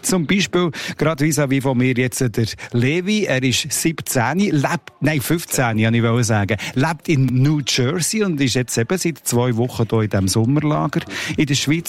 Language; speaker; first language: German; native; German